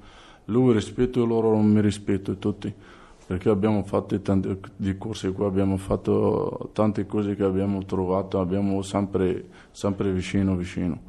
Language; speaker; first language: Italian; non-native, learner; Arabic